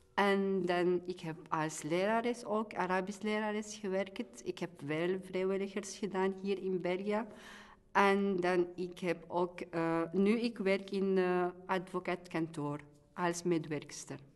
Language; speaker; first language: Dutch; non-native, learner; Arabic